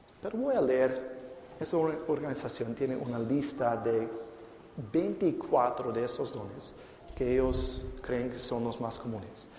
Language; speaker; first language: Spanish; non-native, fluent; English